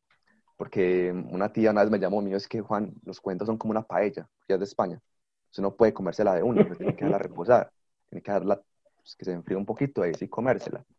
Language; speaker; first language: Spanish; native; Spanish